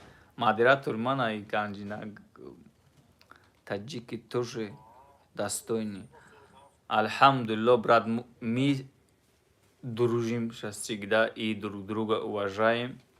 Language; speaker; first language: Russian; non-native, fluent; Tajik